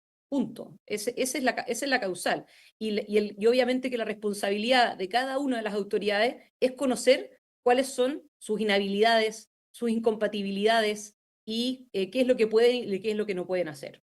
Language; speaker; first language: Spanish; native; Spanish